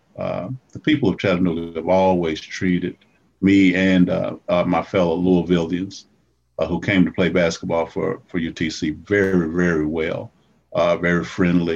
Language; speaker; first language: English; native; English